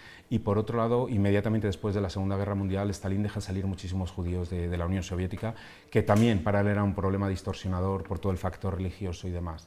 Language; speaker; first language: Spanish; native; Spanish